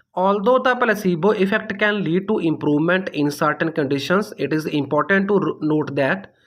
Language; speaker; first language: English; non-native, local second language; Punjabi